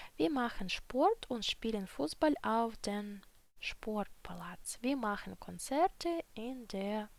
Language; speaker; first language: German; non-native, fluent; Ukrainian